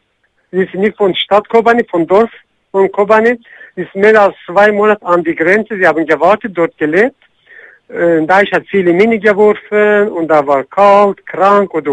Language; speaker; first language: German; non-native, learner; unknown